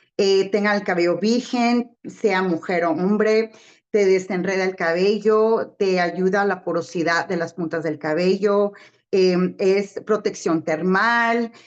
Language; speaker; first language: Spanish; early bilingual, heritage; Spanish